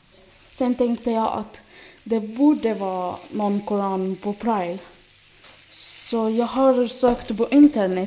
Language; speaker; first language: Swedish; non-native, fluent; Arabic